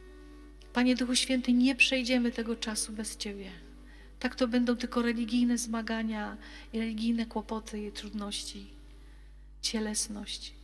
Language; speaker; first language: Polish; native; Polish